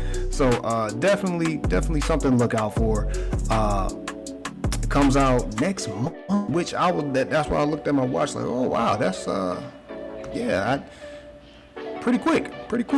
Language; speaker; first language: English; native; English